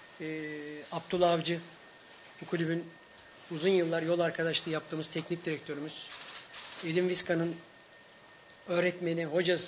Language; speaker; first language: Turkish; native; Turkish